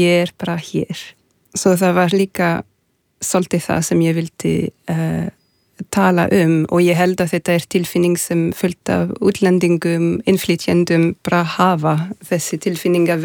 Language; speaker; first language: Icelandic; non-native, fluent; French